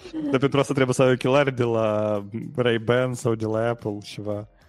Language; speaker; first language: Romanian; native; Romanian